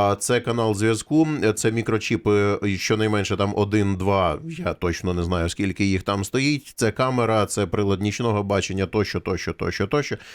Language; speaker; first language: Ukrainian; native; Ukrainian